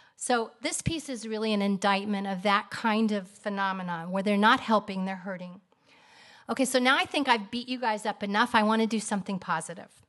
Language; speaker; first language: English; native; English